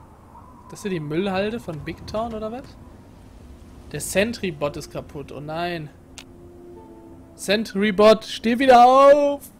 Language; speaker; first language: German; native; German